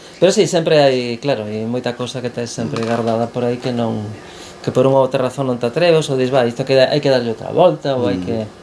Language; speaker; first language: Galician; native; Galician